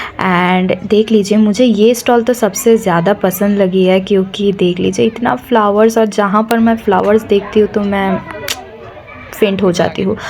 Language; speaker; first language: Hindi; non-native, local second language; Bangla